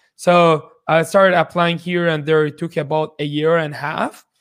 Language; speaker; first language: English; non-native, fluent; Persian